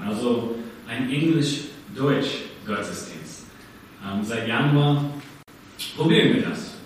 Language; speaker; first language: German; non-native, fluent; English